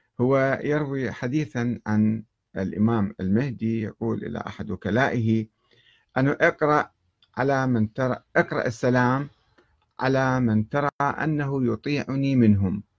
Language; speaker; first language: Arabic; native; Arabic